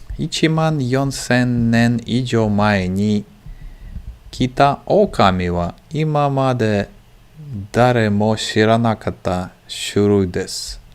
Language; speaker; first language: Japanese; non-native, learner; English